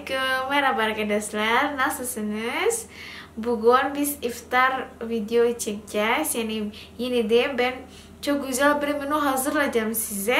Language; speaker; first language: Turkish; non-native, learner; Indonesian